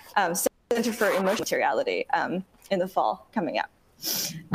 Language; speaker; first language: English; native; English